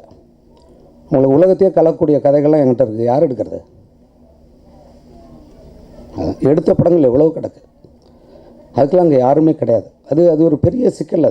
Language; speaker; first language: Tamil; native; Tamil